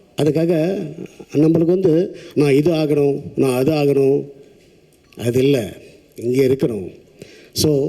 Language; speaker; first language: Tamil; non-native, local second language; Telugu